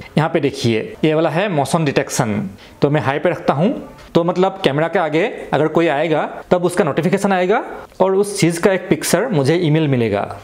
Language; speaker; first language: Hindi; non-native, local second language; Assamese